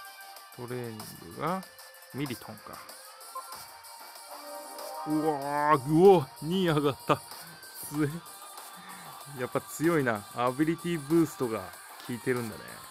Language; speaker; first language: Japanese; native; Japanese